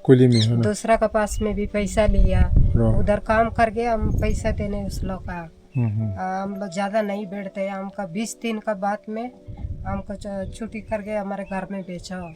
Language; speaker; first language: Hindi; non-native, local second language; Tibetan